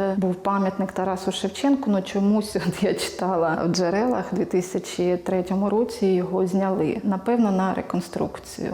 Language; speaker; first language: Ukrainian; native; Ukrainian